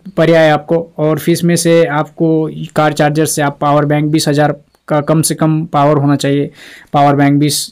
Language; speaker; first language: Hindi; non-native, local second language; Marathi